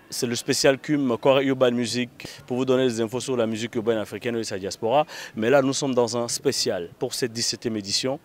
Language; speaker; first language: French; non-native, local second language; Bambara